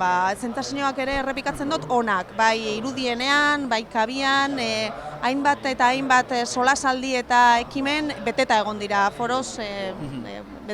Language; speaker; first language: Basque; native; Basque